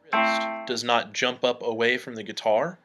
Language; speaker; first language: English; native; English